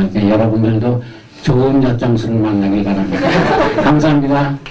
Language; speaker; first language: Korean; native; Korean